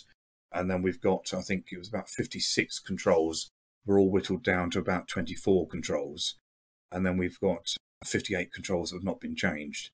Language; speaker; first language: English; native; English